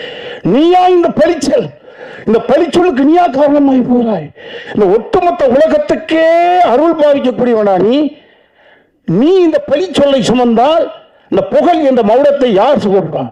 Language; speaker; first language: Tamil; native; Tamil